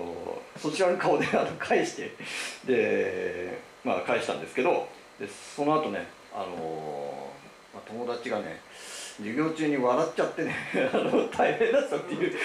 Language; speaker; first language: Japanese; native; Japanese